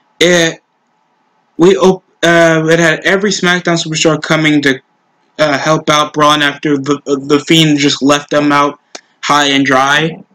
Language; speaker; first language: English; native; English